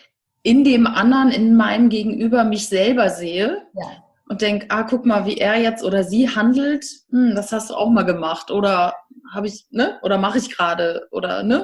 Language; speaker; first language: German; native; German